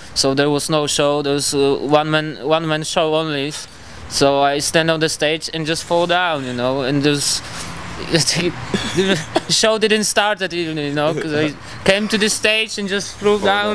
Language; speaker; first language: English; non-native, learner; Polish